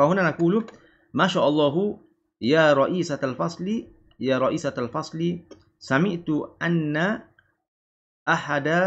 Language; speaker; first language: Arabic; non-native, fluent; Malay